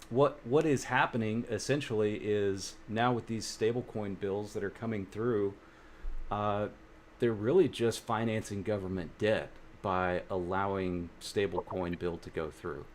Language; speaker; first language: English; native; English